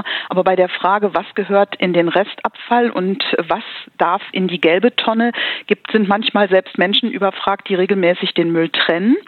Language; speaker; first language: German; native; German